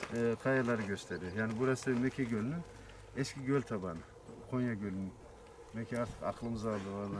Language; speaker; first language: Turkish; native; Turkish